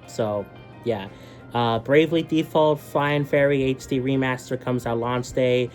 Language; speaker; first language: English; native; English